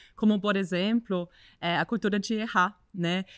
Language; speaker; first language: Portuguese; non-native, fluent; German